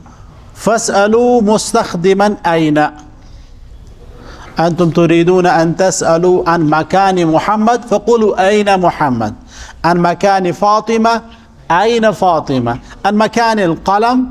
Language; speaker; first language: Arabic; non-native, fluent; Urdu